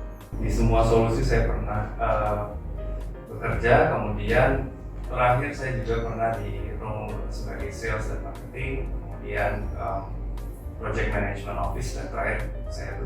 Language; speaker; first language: Indonesian; native; Indonesian